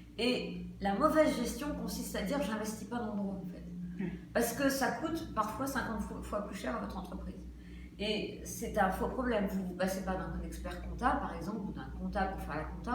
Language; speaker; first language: French; native; French